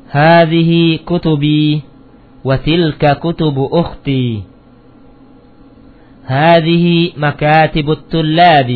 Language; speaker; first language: Arabic; non-native, fluent; Indonesian